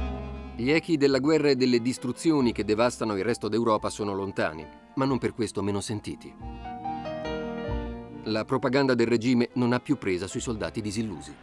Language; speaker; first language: Italian; native; Italian